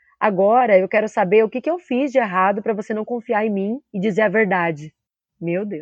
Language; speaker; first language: Portuguese; native; Portuguese